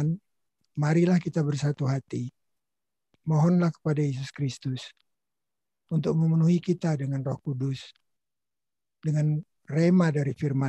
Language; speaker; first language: Indonesian; native; Indonesian